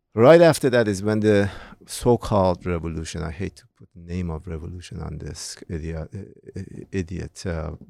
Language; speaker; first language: English; non-native, fluent; Persian